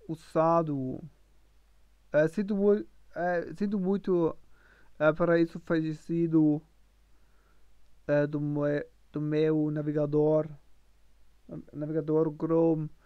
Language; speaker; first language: Portuguese; non-native, learner; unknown